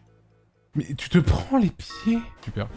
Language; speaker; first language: French; native; French